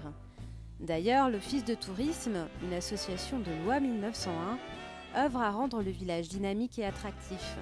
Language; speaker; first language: French; native; French